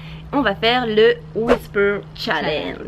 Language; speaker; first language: French; native; French